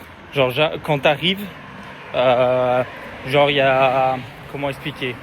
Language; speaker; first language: French; native; French